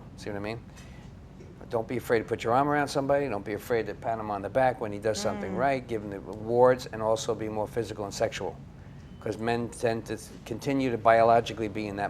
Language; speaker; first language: English; native; English